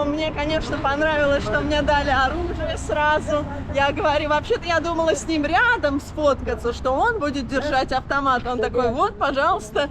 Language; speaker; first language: Russian; native; Russian